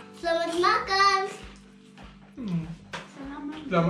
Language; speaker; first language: Indonesian; early bilingual, heritage; Indonesian